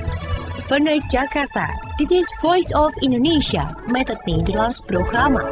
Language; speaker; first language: Dutch; non-native, fluent; Indonesian